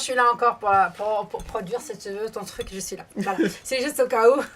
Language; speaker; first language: French; native; French